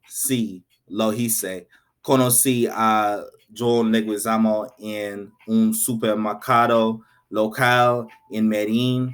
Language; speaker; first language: Spanish; non-native, learner; English